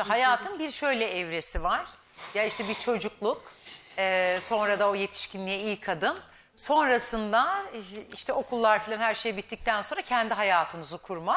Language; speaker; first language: Turkish; native; Turkish